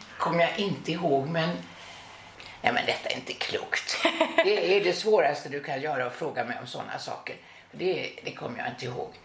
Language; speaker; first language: Swedish; native; Swedish